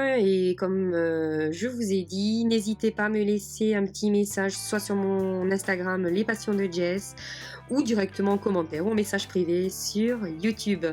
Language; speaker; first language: French; native; French